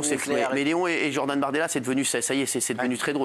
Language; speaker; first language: French; native; French